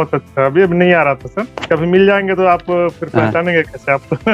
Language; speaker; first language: Hindi; native; Hindi